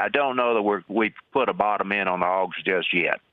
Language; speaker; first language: English; native; English